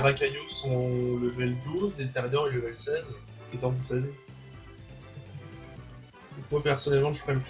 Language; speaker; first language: French; native; French